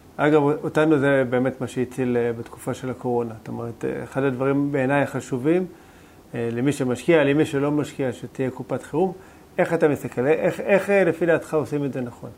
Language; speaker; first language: Hebrew; native; Hebrew